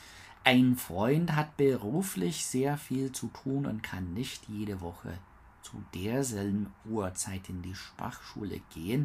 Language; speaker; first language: German; non-native, learner; English